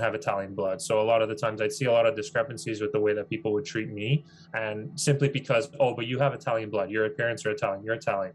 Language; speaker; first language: English; native; English